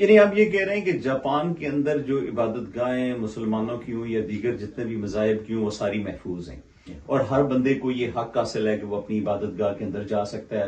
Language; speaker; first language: Hindi; native; Hindi